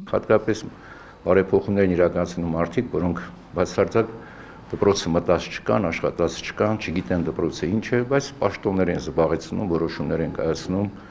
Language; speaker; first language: Armenian; native; Armenian